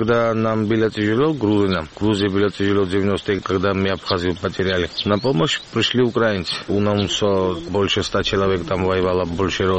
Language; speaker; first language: Ukrainian; non-native, learner; Georgian